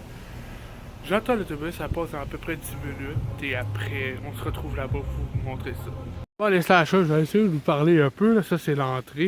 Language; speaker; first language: French; native; French